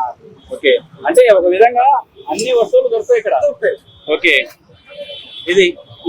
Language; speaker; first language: Telugu; native; Telugu